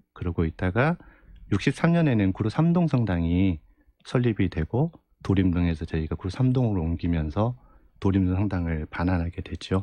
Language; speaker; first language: Korean; native; Korean